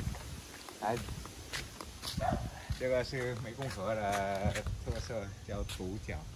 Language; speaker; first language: Chinese; non-native, fluent; Vietnamese